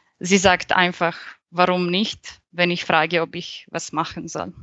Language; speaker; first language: German; non-native, fluent; Serbian